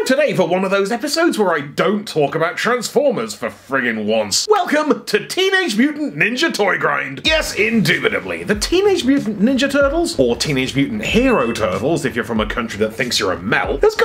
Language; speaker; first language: English; native; English